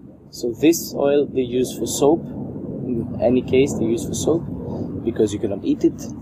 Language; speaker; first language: English; non-native, fluent; Greek